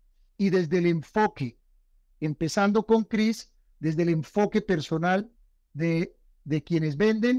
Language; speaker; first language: Spanish; native; Spanish